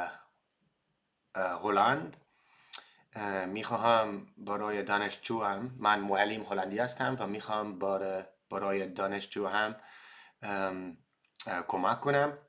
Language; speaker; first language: Persian; non-native, learner; Dutch